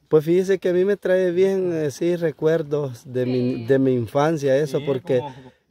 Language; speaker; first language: Spanish; native; Spanish